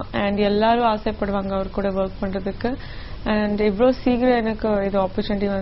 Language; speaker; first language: Tamil; non-native, local second language; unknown